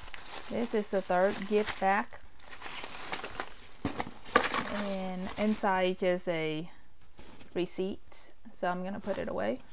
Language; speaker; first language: English; non-native, fluent; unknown